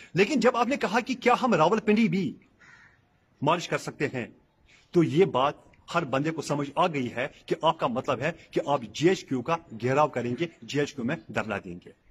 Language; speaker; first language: Urdu; non-native, local second language; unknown